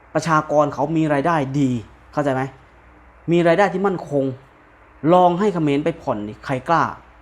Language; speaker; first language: Thai; native; Thai